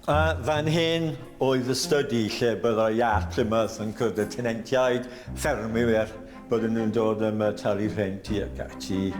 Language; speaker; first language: Welsh; native; Welsh